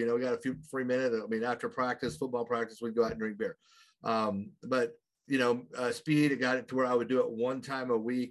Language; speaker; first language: English; native; English